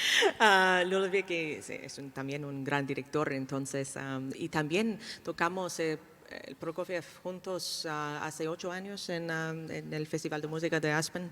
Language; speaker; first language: Spanish; non-native, fluent; English